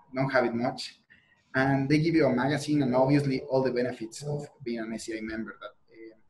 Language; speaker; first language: English; non-native, fluent; Spanish